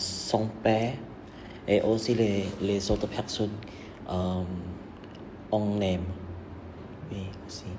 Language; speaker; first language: French; non-native, learner; Khmer